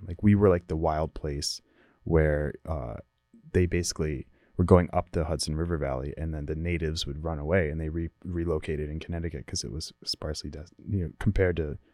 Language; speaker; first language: English; native; English